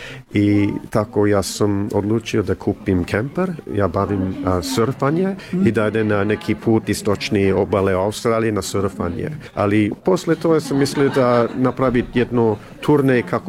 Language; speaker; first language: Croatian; early bilingual, heritage; English